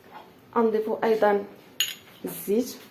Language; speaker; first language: Arabic; native; Arabic